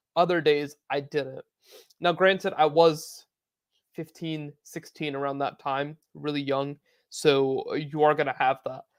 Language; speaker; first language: English; native; English